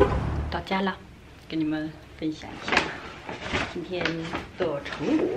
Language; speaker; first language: Chinese; native; Chinese